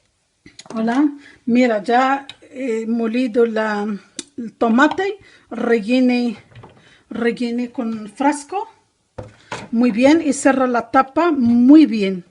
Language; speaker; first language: Spanish; non-native, learner; Arabic